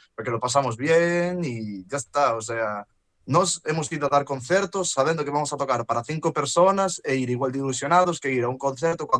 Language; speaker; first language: Spanish; native; Spanish